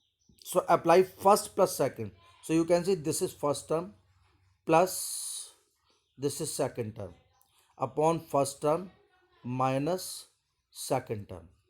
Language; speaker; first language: English; non-native, local second language; Hindi